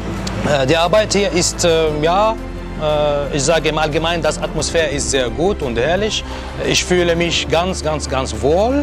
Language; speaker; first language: German; non-native, fluent; Arabic